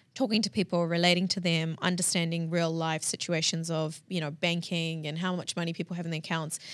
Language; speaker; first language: English; early bilingual, other home language; Hindi